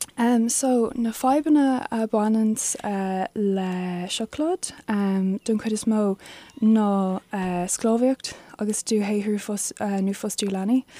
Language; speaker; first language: Irish; non-native, local second language; English